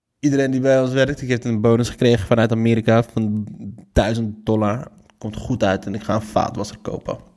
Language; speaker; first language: Dutch; early bilingual, other home language; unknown